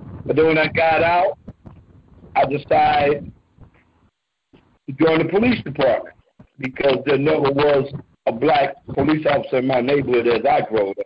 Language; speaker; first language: English; native; English